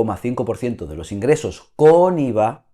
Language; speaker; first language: Spanish; native; Spanish